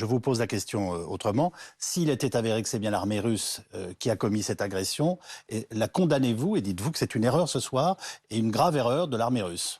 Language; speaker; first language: French; native; French